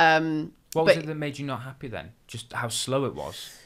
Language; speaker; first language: English; native; English